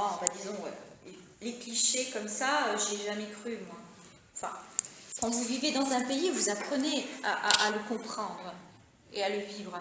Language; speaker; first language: French; early bilingual, other home language; Italian